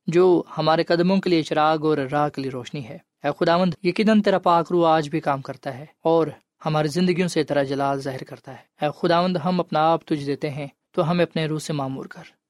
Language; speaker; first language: Urdu; non-native, local second language; Punjabi